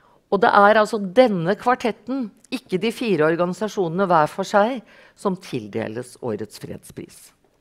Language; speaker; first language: Norwegian; native; Norwegian